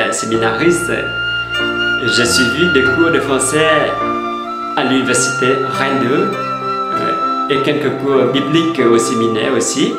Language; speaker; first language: French; non-native, fluent; Vietnamese